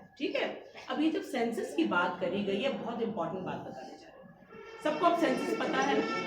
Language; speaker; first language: Hindi; native; Hindi